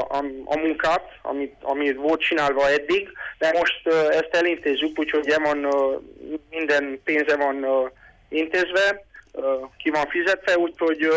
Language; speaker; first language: Hungarian; non-native, local second language; Romanian